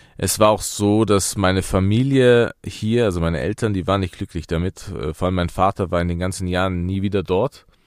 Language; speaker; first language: German; early bilingual, other home language; Persian